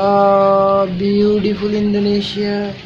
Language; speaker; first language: English; non-native, learner; Bangla